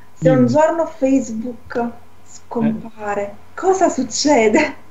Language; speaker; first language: Italian; native; Italian